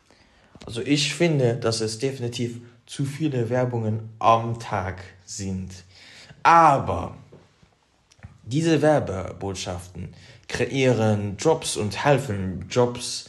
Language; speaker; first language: German; non-native, local second language; Luxembourgish